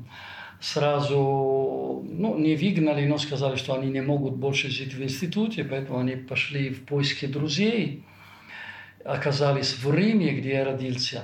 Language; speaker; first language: Russian; non-native, fluent; Italian